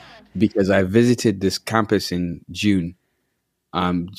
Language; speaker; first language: English; non-native, local second language; Ganda